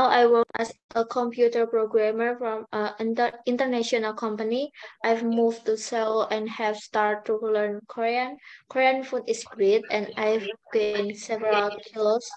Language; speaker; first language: English; non-native, learner; Indonesian